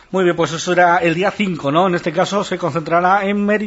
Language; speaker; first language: Spanish; native; Spanish